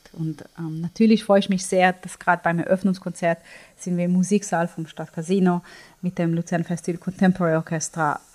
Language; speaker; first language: German; non-native, fluent; Hebrew